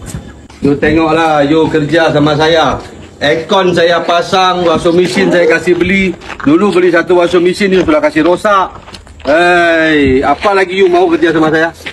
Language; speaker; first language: Malay; native; Malay